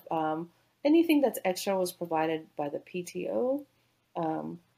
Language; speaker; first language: English; native; English